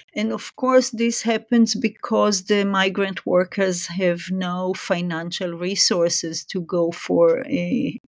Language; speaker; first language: English; non-native, fluent; Hebrew